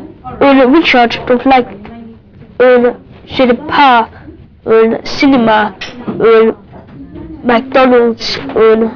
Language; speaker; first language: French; non-native, learner; English